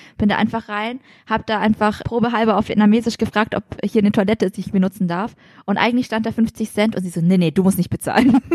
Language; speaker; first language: German; early bilingual, other home language; Vietnamese